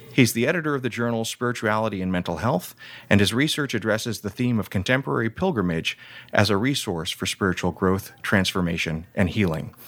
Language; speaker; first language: English; native; English